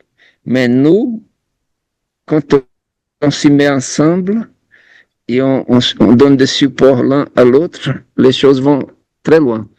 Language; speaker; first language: French; non-native, fluent; Portuguese